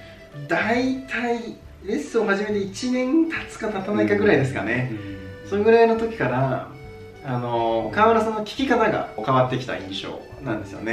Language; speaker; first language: Japanese; native; Japanese